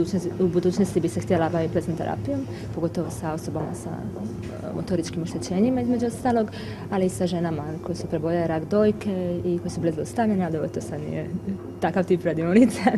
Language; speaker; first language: Bosnian; native; Bosnian